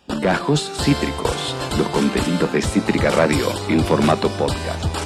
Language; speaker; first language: Spanish; native; Spanish